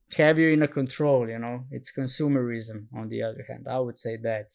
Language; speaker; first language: English; non-native, fluent; Slovenian